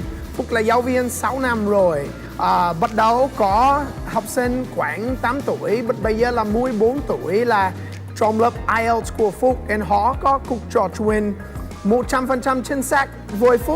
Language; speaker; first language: Vietnamese; non-native, learner; English